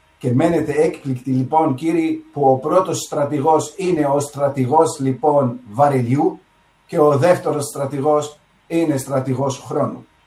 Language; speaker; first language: Greek; early bilingual, heritage; Arabic